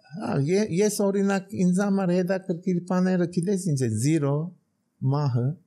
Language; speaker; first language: Armenian; early bilingual, heritage; Armenian